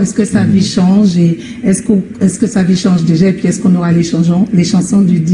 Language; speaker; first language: French; native; French